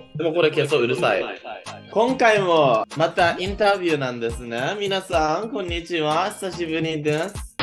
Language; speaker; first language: Japanese; early bilingual, heritage; Japanese